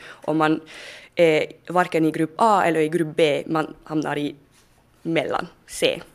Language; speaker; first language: Swedish; non-native, fluent; French